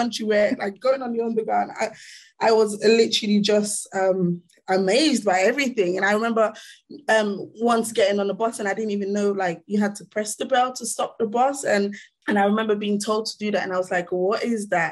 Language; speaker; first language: English; non-native, local second language; Krio